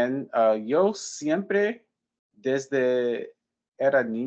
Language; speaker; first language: Spanish; non-native, fluent; English